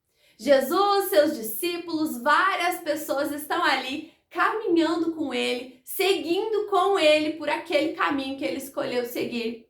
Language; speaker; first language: Portuguese; native; Portuguese